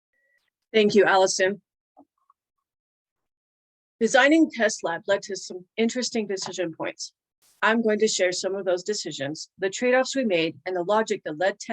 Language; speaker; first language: English; native; English